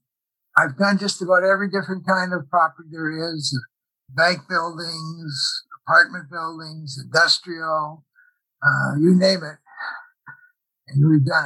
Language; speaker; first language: English; native; English